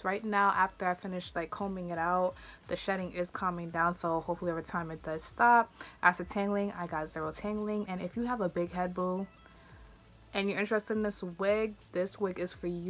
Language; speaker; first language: English; native; English